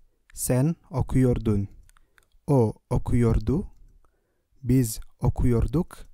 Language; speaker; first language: Turkish; non-native, fluent; Indonesian